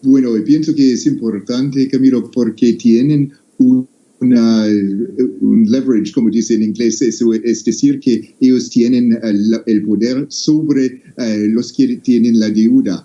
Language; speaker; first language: Spanish; non-native, fluent; English